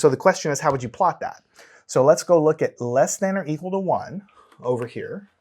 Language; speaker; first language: English; native; English